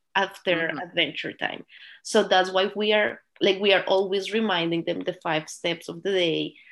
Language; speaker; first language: English; non-native, fluent; Spanish